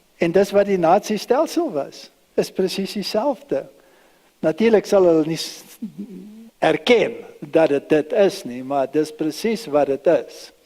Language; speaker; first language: Afrikaans; early bilingual, other home language; German